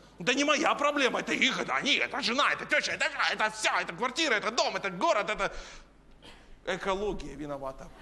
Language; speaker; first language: Russian; native; Russian